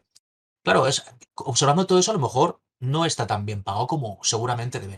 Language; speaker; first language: Spanish; native; Spanish